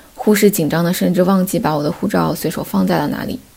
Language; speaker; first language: Chinese; native; Chinese